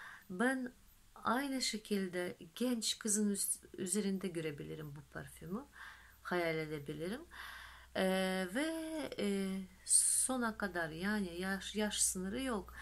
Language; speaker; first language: Turkish; non-native, fluent; Russian